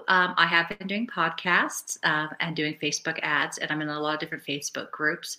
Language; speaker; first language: English; native; English